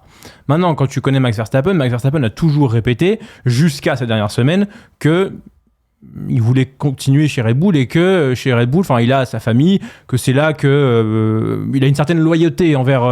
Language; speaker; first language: French; native; French